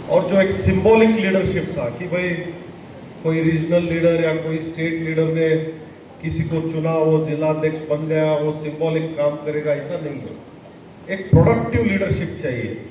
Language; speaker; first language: Hindi; non-native, local second language; Kannada